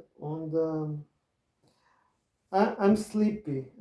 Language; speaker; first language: English; non-native, learner; Croatian